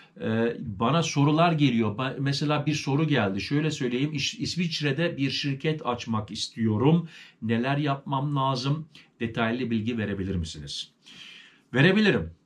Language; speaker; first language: Turkish; early bilingual, heritage; Turkish